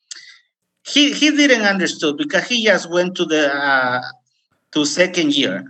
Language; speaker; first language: English; non-native, fluent; Spanish